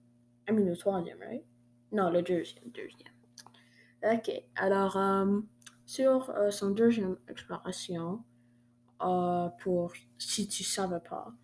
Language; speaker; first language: French; non-native, learner; English